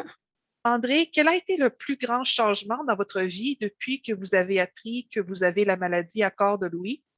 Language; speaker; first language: French; native; French